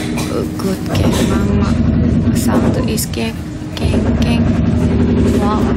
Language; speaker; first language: English; non-native, learner; Korean